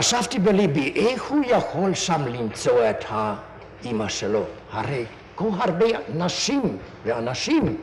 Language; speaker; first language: Hebrew; non-native, fluent; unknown